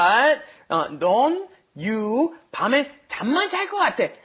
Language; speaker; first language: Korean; non-native, fluent; English